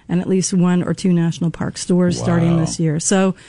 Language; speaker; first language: English; native; English